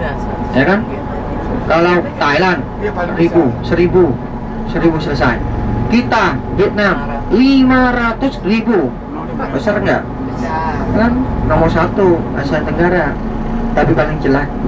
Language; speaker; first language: Indonesian; non-native, fluent; Vietnamese